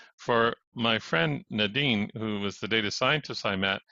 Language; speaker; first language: English; native; English